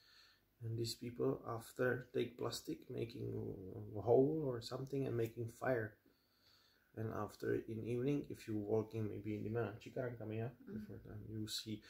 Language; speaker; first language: English; non-native, learner; Czech